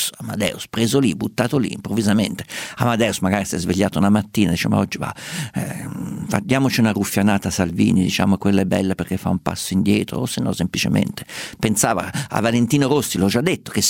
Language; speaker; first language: Italian; native; Italian